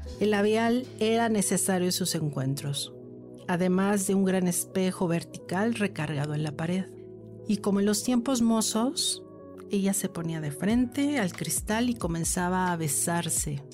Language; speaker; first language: Spanish; native; Spanish